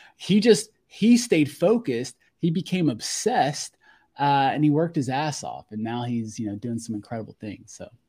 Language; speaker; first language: English; native; English